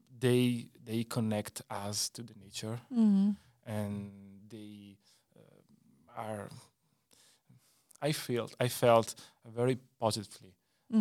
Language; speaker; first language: English; non-native, learner; Italian